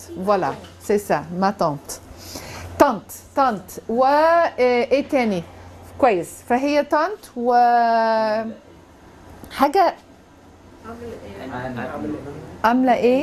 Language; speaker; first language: Arabic; non-native, fluent; English